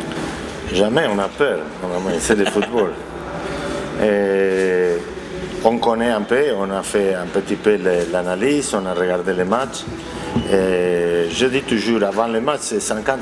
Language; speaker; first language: French; non-native, fluent; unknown